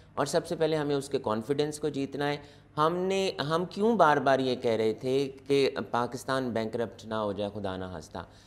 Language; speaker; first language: Urdu; non-native, local second language; Punjabi